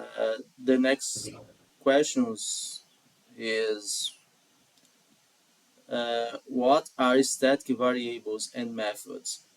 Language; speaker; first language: English; non-native, learner; Portuguese